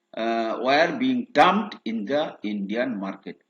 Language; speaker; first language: English; non-native, local second language; Bangla